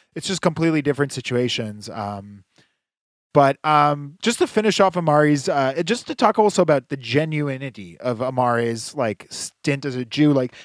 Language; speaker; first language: English; early bilingual, other home language; Hebrew